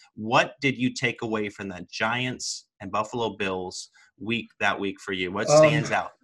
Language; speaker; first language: English; native; English